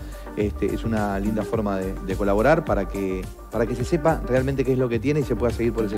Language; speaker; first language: Spanish; native; Spanish